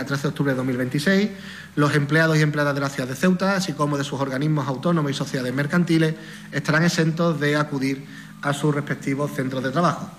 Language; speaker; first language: Spanish; native; Spanish